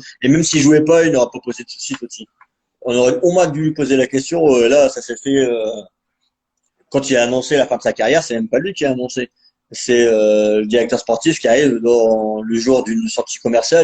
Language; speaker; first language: French; native; French